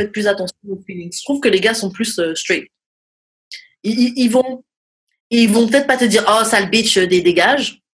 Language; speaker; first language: French; native; French